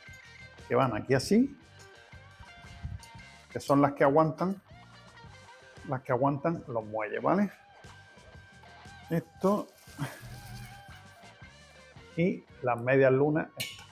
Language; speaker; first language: Spanish; native; Spanish